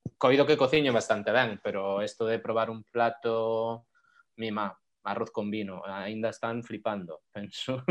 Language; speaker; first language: Galician; non-native, local second language; Spanish